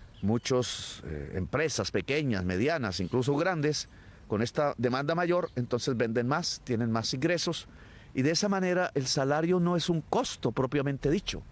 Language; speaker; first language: Spanish; native; Spanish